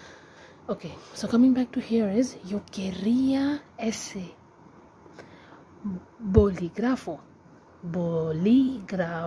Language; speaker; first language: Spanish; non-native, learner; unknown